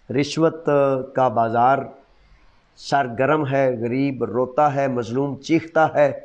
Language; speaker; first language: Urdu; non-native, local second language; Punjabi